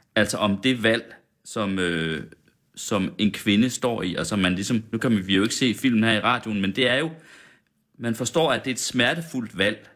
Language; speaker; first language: Danish; native; Danish